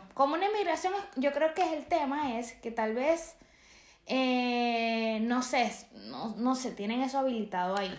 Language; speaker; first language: Spanish; native; Spanish